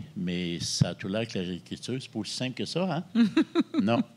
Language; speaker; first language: French; native; French